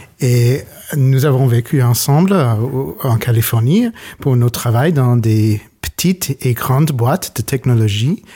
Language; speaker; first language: French; non-native, learner; English